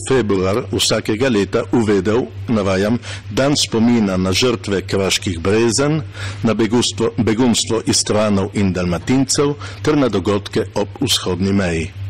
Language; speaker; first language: Slovenian; native; Slovenian